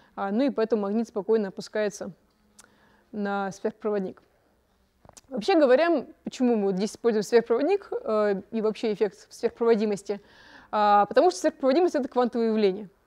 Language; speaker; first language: Russian; native; Russian